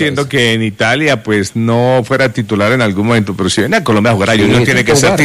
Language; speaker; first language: Spanish; native; Spanish